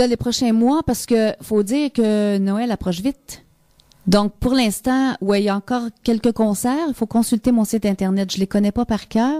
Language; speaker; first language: French; native; French